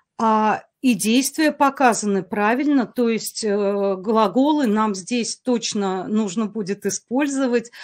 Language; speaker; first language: Russian; native; Russian